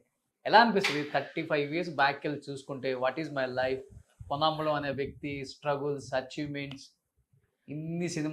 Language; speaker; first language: Telugu; native; Telugu